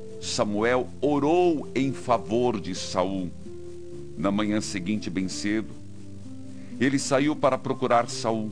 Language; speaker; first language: Portuguese; native; Portuguese